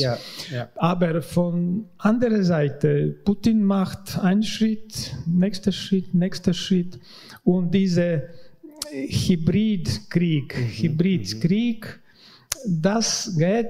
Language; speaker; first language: German; non-native, learner; Latvian